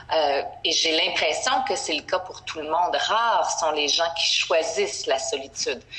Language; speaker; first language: French; native; French